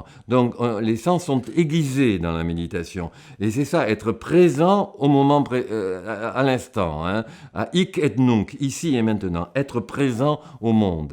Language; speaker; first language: French; native; French